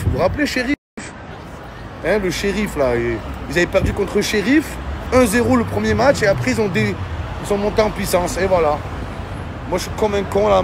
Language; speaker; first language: French; native; French